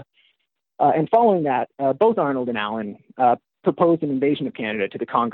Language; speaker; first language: English; native; English